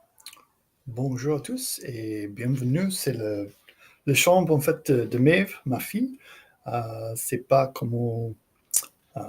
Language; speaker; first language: French; non-native, learner; English